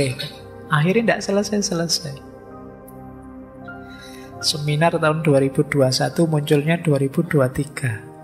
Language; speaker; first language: Indonesian; native; Indonesian